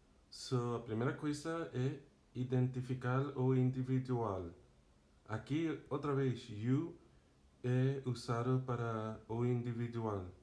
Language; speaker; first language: Portuguese; non-native, fluent; English